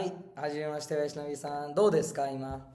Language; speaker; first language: Japanese; non-native, fluent; Hindi